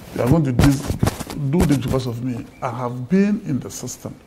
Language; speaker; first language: English; non-native, local second language; Ga